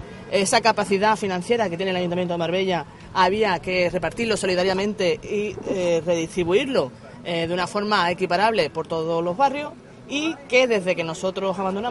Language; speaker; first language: Spanish; native; Spanish